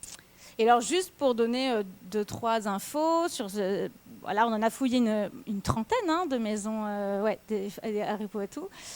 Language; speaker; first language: French; native; French